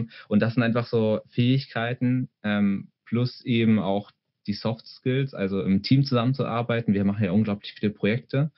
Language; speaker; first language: German; native; German